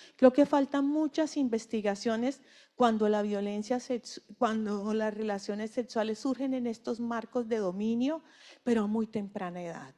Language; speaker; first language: Spanish; native; Spanish